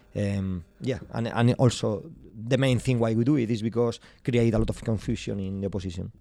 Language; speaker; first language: English; non-native, fluent; Spanish